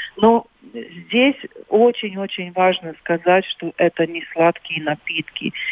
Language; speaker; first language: Russian; non-native, local second language; Latvian